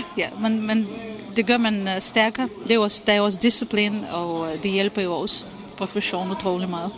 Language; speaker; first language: Danish; non-native, fluent; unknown